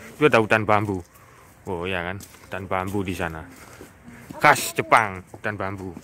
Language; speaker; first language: Indonesian; native; Indonesian